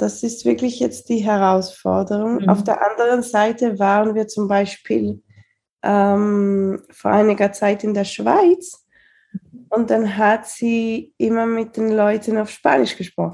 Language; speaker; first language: German; early bilingual, heritage; Spanish